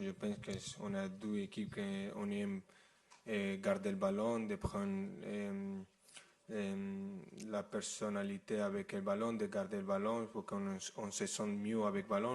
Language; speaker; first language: French; non-native, fluent; Spanish